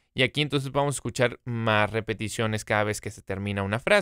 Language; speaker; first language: Spanish; native; Spanish